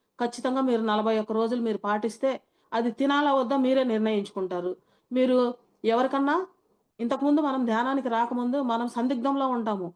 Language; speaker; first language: Telugu; native; Telugu